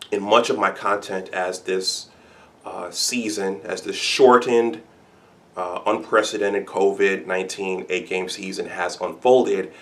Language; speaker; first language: English; native; English